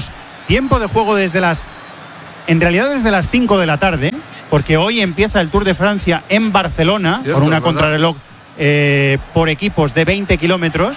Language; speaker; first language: Spanish; native; Spanish